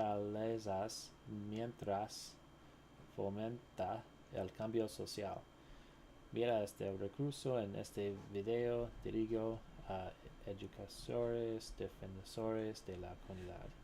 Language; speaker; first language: Spanish; non-native, learner; English